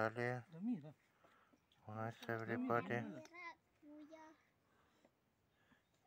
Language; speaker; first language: English; non-native, learner; Russian